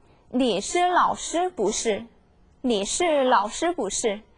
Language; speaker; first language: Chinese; non-native, fluent; Korean